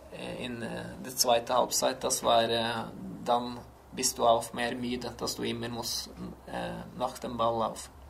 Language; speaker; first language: German; non-native, learner; Norwegian